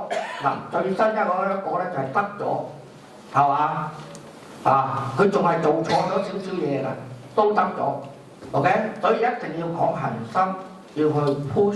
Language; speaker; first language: Cantonese; native; Cantonese